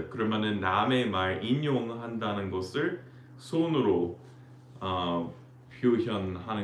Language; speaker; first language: Korean; non-native, fluent; English